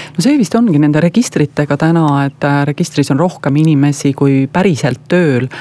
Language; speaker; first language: Estonian; native; Estonian